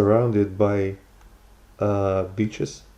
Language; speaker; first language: English; non-native, learner; Russian